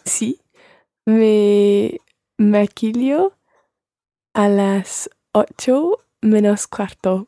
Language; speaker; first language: Spanish; non-native, learner; English